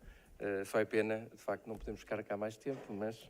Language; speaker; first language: Portuguese; native; Portuguese